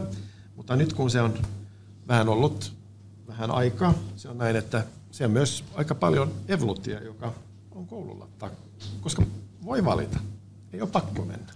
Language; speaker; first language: Finnish; non-native, learner; Swedish